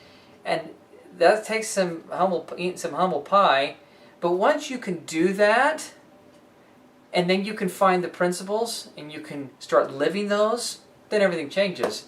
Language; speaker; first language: English; native; English